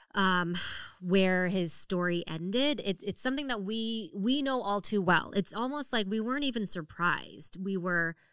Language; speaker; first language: English; early bilingual, other home language; Korean